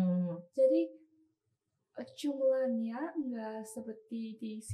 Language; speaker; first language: Indonesian; non-native, learner; Chinese